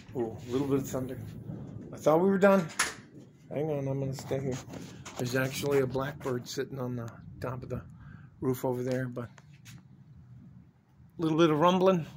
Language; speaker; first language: English; native; English